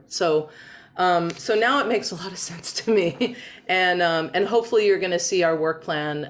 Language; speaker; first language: English; native; English